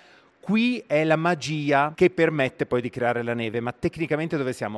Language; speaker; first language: Italian; native; Italian